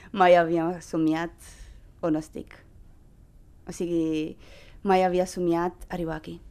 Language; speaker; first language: Catalan; non-native, fluent; Romanian